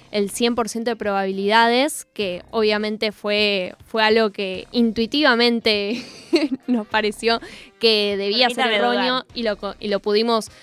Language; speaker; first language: Spanish; native; Spanish